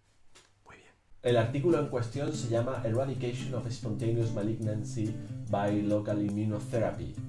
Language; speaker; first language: Spanish; native; Spanish